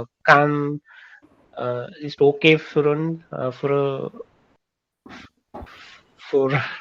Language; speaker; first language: German; non-native, learner; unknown